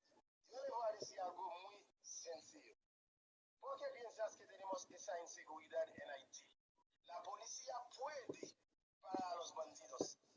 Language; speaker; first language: Spanish; non-native, fluent; Haitian Creole